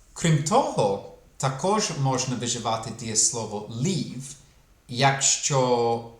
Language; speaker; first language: Ukrainian; non-native, fluent; English